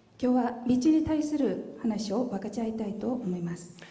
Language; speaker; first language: Japanese; non-native, fluent; Korean